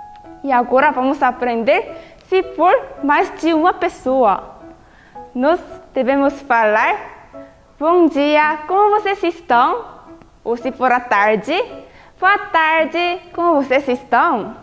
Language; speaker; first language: Portuguese; non-native, fluent; Korean